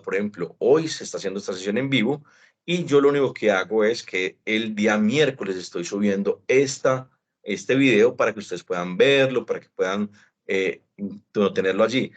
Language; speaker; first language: Spanish; native; Spanish